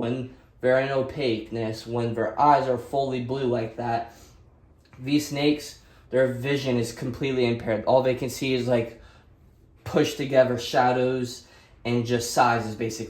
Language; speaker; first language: English; native; English